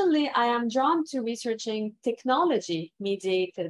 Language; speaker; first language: English; non-native, fluent; Arabic